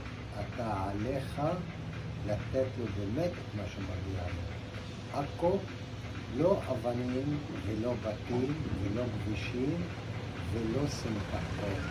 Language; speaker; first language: Hebrew; non-native, local second language; Arabic